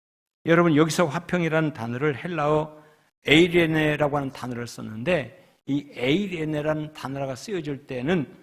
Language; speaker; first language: Korean; native; Korean